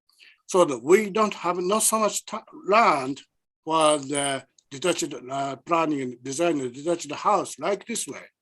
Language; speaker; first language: English; non-native, learner; Japanese